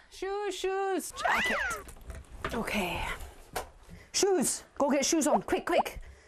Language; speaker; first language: English; native; English